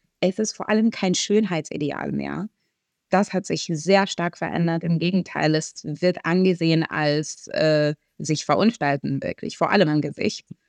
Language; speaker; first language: German; early bilingual, other home language; Arabic